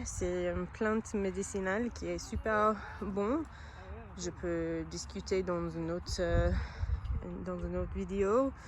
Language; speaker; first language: French; non-native, learner; English